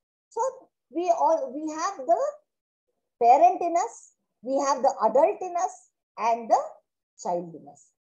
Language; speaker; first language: English; non-native, local second language; Kannada